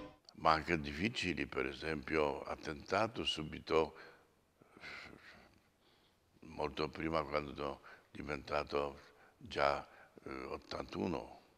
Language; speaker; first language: Italian; non-native, fluent; Polish